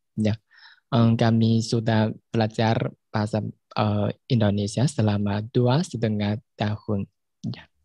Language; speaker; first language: Indonesian; non-native, learner; Chinese